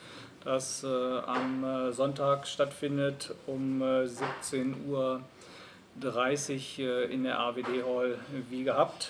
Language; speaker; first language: German; native; German